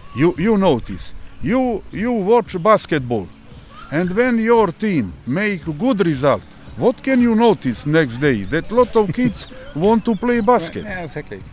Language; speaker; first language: English; non-native, learner; Serbian